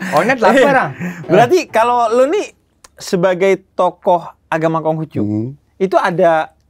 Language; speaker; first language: Indonesian; native; Indonesian